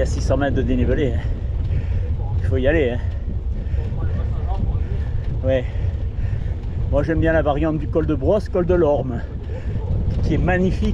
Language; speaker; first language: French; native; French